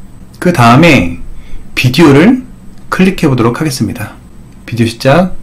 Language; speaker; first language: Korean; native; Korean